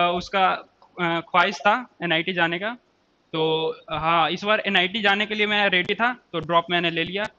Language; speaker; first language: Hindi; native; Hindi